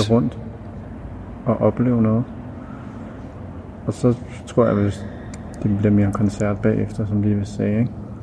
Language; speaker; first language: Danish; native; Danish